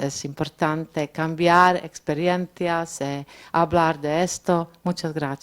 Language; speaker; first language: Spanish; non-native, learner; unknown